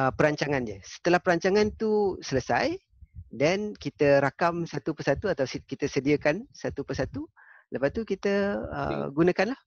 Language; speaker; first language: Malay; native; Malay